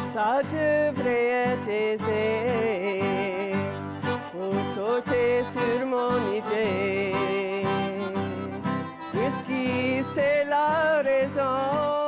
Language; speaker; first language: French; non-native, local second language; English